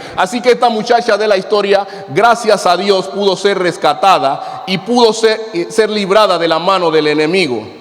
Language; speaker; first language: Spanish; native; Spanish